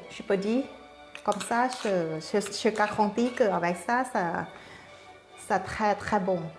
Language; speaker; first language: French; non-native, learner; Thai